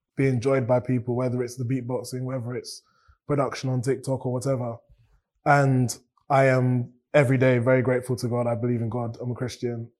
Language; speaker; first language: English; native; English